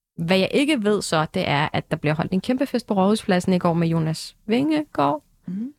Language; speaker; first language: Danish; early bilingual, other home language; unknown